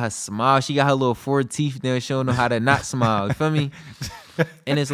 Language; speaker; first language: English; native; English